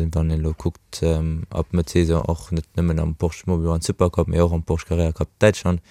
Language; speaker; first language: Luxembourgish; early bilingual, other home language; Portuguese